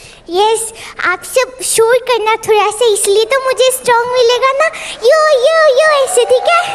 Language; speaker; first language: Hindi; non-native, local second language; Bangla